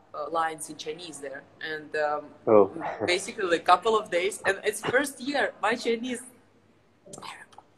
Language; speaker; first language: English; non-native, fluent; Ukrainian